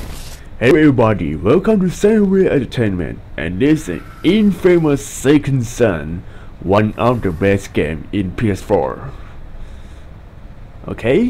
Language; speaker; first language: English; non-native, learner; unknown